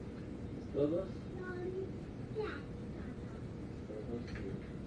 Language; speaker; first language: Spanish; non-native, learner; English